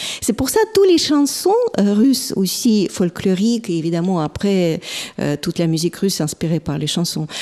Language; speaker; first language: French; non-native, fluent; Russian